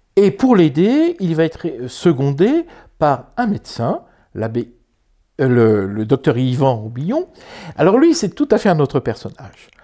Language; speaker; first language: French; native; French